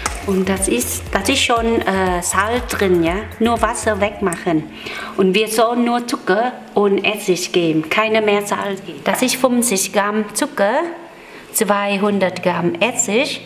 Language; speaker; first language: German; non-native, learner; Vietnamese